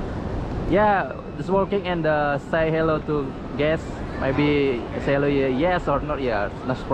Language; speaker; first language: English; non-native, learner; Indonesian